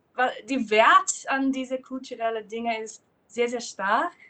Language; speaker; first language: German; non-native, fluent; English